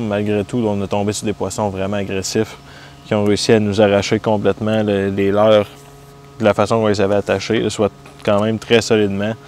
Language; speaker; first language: French; native; French